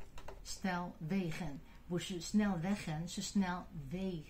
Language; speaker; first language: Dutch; non-native, fluent; Chinese